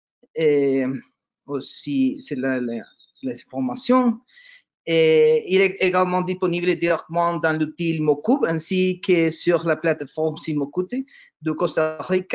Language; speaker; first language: French; non-native, learner; Spanish